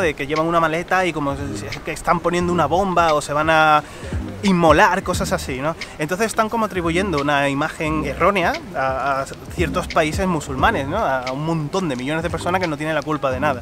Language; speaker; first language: Spanish; native; Spanish